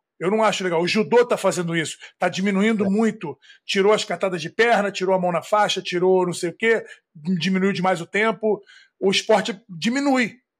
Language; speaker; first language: Portuguese; native; Portuguese